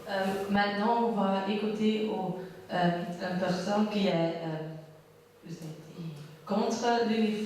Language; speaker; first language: French; non-native, learner; Dutch